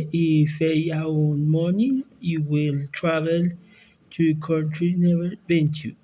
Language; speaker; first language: English; non-native, learner; Spanish